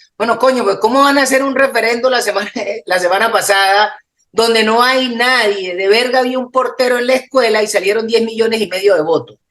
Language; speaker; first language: Spanish; native; Spanish